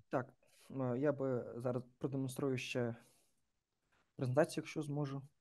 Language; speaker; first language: Ukrainian; native; Ukrainian